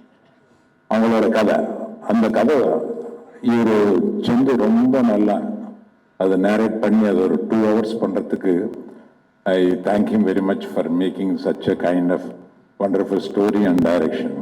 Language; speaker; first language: Tamil; non-native, local second language; Telugu